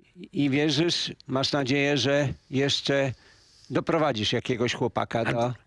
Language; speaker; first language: Polish; native; Polish